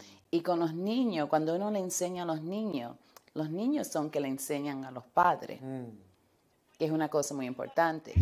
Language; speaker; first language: Spanish; early bilingual, heritage; Spanish